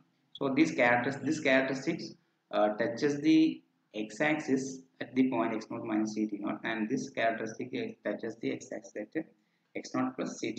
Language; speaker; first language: English; non-native, local second language; Malayalam